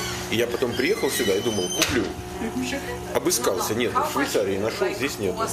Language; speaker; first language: Russian; native; Russian